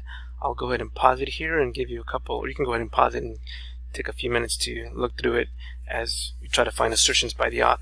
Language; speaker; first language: English; native; English